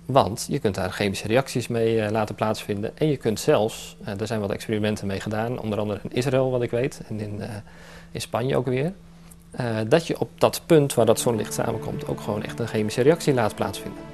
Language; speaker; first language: Dutch; native; Dutch